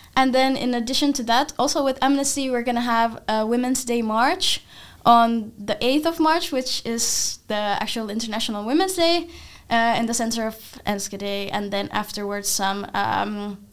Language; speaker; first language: English; non-native, fluent; Finnish